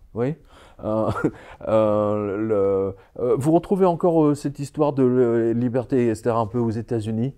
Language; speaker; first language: French; early bilingual, other home language; Serbian